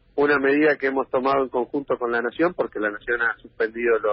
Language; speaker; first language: Spanish; native; Spanish